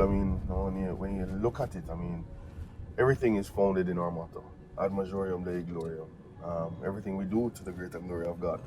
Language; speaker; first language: English; native; English